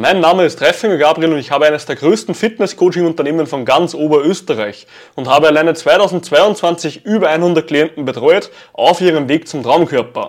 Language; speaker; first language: German; native; German